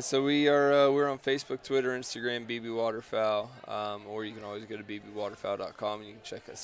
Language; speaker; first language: English; native; English